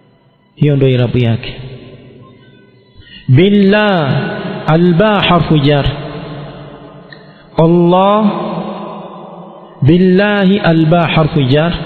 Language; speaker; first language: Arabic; non-native, fluent; Swahili